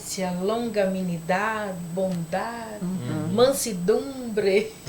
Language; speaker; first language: Spanish; non-native, learner; Portuguese